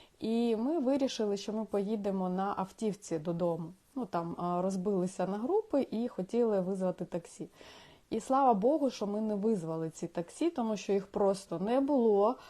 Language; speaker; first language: Ukrainian; non-native, local second language; Russian